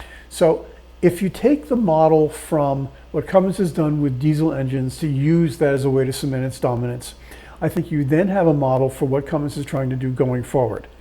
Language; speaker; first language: English; native; English